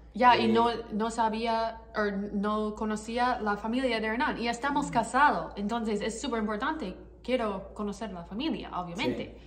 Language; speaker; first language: Spanish; non-native, learner; English